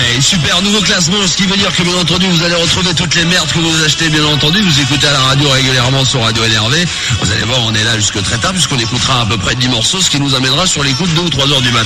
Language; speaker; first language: French; native; French